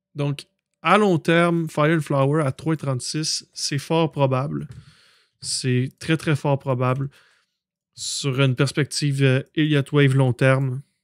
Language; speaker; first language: French; native; French